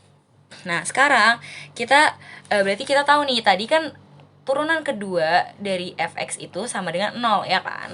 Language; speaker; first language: Indonesian; native; Indonesian